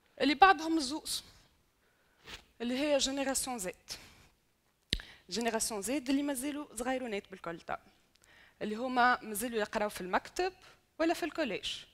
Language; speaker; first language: Arabic; native; Arabic